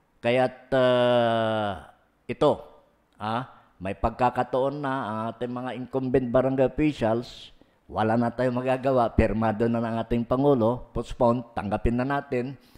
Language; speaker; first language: Filipino; non-native, local second language; Pangasinan